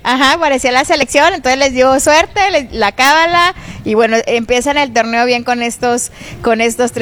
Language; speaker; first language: Spanish; native; Spanish